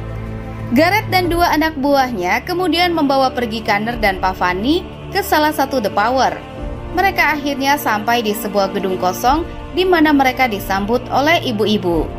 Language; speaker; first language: Indonesian; native; Indonesian